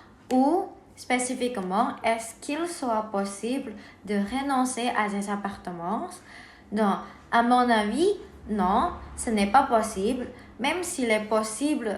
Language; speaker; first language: French; non-native, learner; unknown